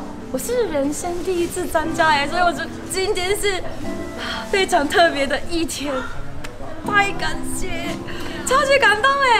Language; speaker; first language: Chinese; non-native, fluent; Japanese